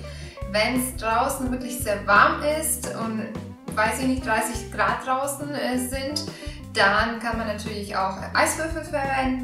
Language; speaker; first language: German; native; German